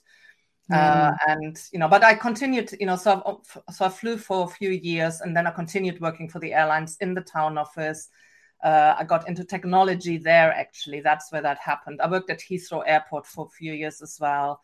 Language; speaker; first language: English; non-native, fluent; German